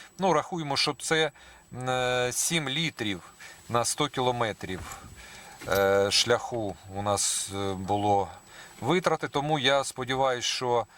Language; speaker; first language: Ukrainian; non-native, local second language; Russian